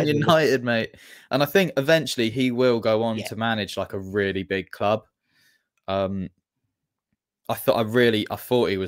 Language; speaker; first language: English; native; English